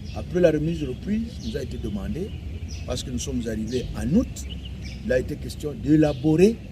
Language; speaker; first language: French; non-native, local second language; Swahili